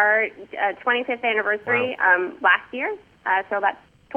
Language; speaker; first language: English; native; English